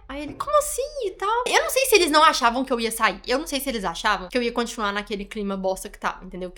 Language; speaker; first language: Portuguese; native; Portuguese